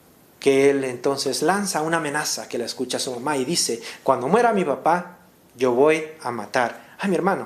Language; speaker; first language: Spanish; native; Spanish